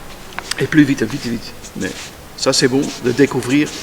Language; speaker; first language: French; non-native, learner; Dutch